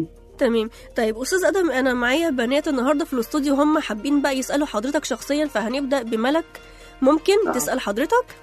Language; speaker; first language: Arabic; native; Arabic